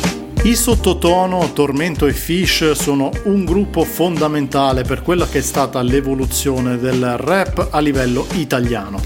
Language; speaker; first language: Italian; native; Italian